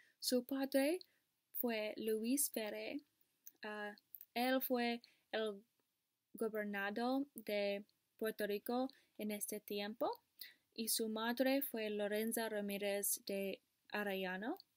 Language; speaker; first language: Spanish; non-native, learner; English